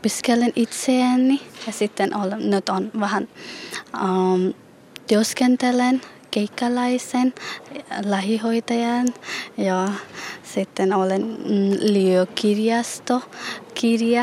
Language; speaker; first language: Finnish; non-native, learner; Nepali